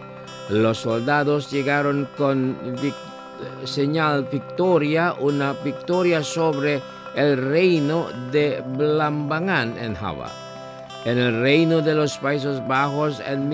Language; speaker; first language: Spanish; non-native, fluent; Indonesian